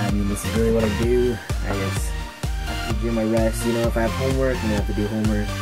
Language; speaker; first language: English; native; English